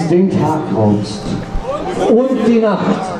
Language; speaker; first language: German; native; German